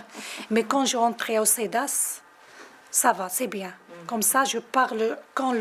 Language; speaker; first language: French; non-native, local second language; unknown